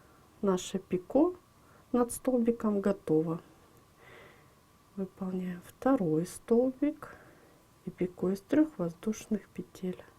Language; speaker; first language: Russian; native; Russian